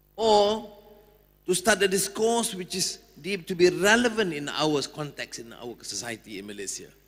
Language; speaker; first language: English; non-native, local second language; Malay